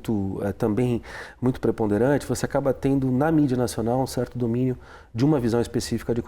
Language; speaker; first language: Portuguese; native; Portuguese